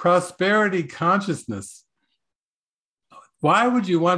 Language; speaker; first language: English; native; English